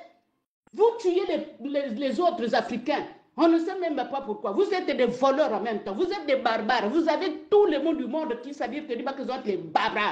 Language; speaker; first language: French; non-native, local second language; Lingala